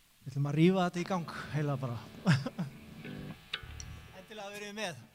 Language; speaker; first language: Icelandic; native; Icelandic